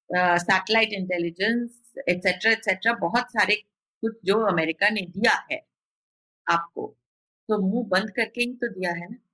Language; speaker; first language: Hindi; non-native, local second language; Bangla